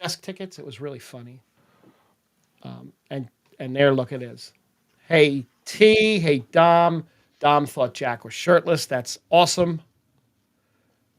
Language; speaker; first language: English; native; English